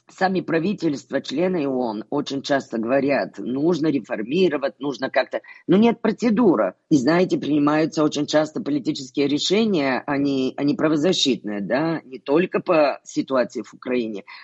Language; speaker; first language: Russian; non-native, fluent; Bulgarian